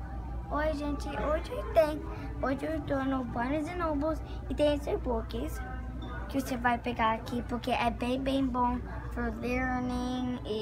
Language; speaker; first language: Portuguese; early bilingual, heritage; Portuguese